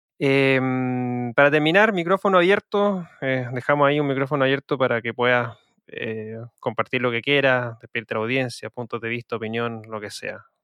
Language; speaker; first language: Spanish; native; Spanish